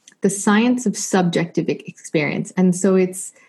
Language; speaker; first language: English; native; English